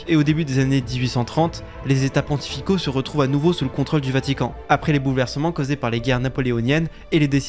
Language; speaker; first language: French; native; French